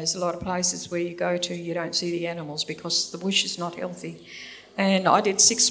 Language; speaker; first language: English; native; English